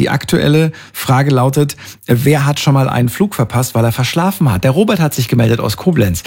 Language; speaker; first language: German; native; German